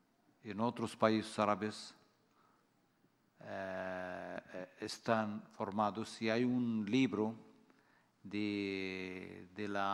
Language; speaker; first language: Spanish; non-native, fluent; Arabic